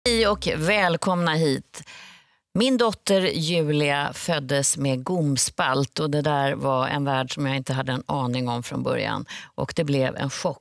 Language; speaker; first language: Swedish; native; Swedish